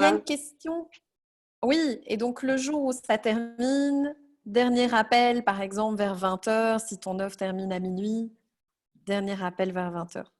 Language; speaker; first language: French; native; French